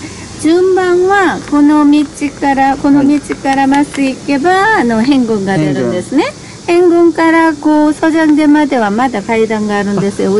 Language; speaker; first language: Japanese; non-native, fluent; Korean